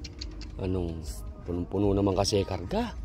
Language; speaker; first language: Filipino; native; Filipino